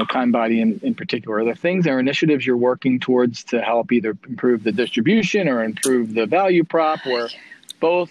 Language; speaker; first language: English; native; English